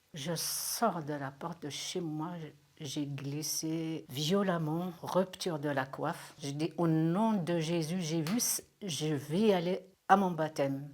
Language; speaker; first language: French; non-native, local second language; Kabyle